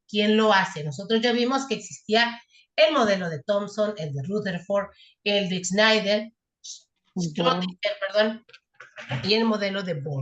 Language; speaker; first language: Spanish; native; Spanish